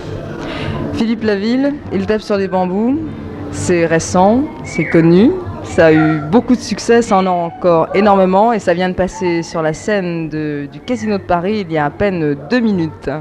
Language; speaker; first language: French; native; French